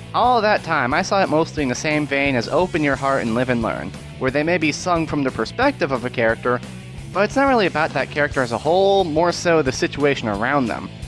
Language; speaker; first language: English; native; English